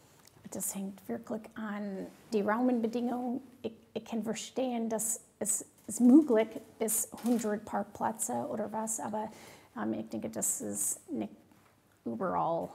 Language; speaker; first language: German; non-native, fluent; English